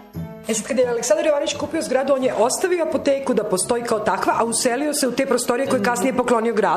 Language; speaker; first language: Serbian; native; Serbian